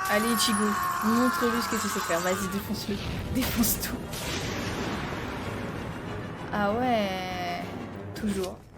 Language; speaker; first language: French; native; French